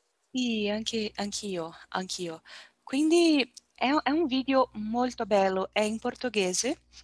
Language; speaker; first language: Italian; non-native, learner; Portuguese